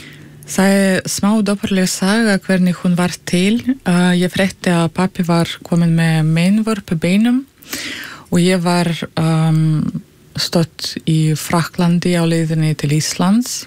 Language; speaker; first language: Icelandic; non-native, fluent; Russian